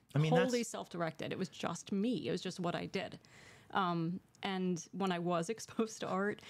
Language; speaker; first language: English; native; English